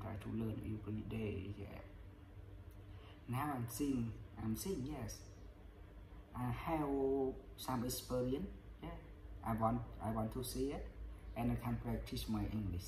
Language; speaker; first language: English; non-native, learner; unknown